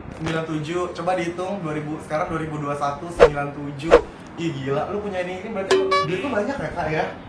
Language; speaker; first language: Indonesian; native; Indonesian